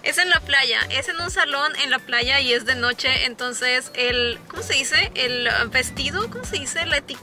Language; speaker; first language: Spanish; native; Spanish